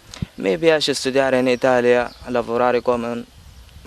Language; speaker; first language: Italian; non-native, learner; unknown